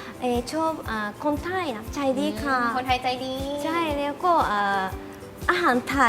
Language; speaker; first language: Thai; non-native, learner; Japanese